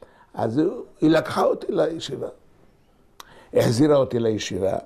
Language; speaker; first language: Hebrew; non-native, local second language; Ladino